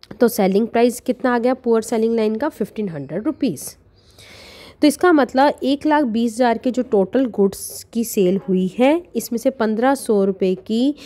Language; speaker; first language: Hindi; non-native, local second language; Punjabi